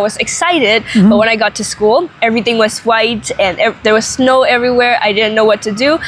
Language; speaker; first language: English; non-native, fluent; Burmese